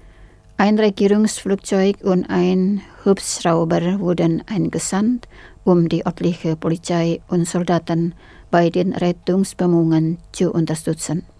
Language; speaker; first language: German; non-native, fluent; Indonesian